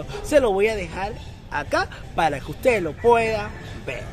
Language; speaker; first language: Spanish; native; Spanish